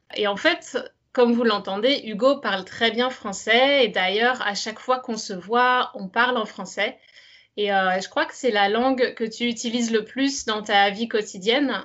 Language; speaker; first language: French; native; French